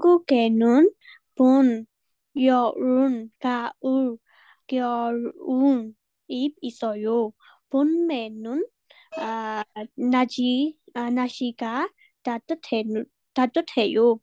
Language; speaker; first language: Korean; non-native, learner; Burmese